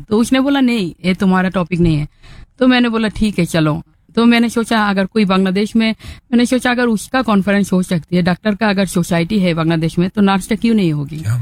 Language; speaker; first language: Hindi; non-native, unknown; Bangla